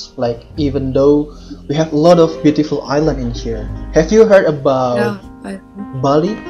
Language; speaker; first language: English; non-native, learner; Indonesian